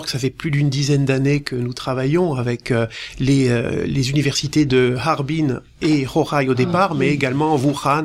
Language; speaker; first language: French; native; French